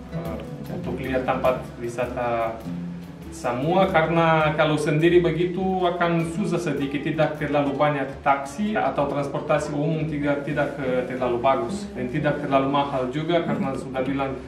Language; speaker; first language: Indonesian; non-native, fluent; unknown